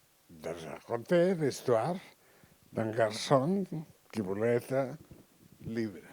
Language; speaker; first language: French; non-native, learner; Catalan